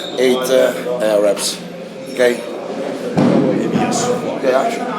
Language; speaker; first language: English; non-native, learner; Italian